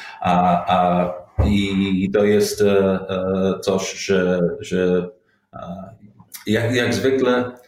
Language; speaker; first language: Polish; non-native, learner; English